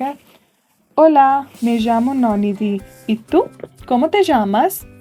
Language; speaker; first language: Spanish; non-native, fluent; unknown